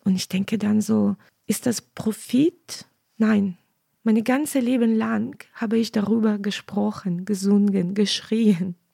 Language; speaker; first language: German; non-native, fluent; Ukrainian